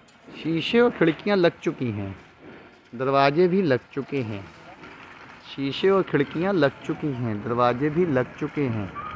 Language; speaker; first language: Hindi; native; Hindi